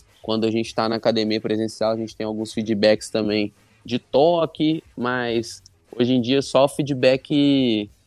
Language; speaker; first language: Portuguese; native; Portuguese